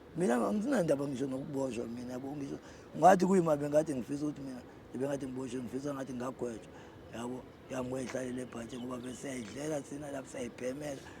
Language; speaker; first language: Zulu; non-native, local second language; Xhosa